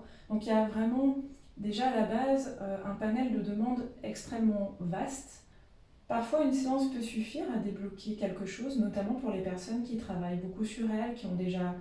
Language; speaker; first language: French; native; French